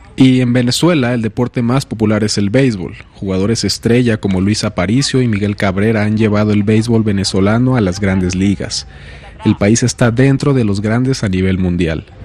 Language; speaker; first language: Spanish; native; Spanish